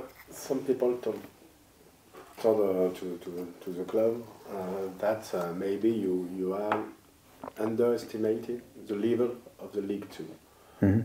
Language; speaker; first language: English; non-native, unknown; French